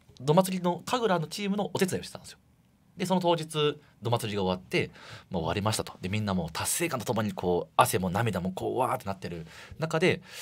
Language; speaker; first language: Japanese; native; Japanese